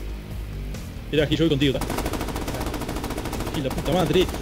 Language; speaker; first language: Spanish; native; Spanish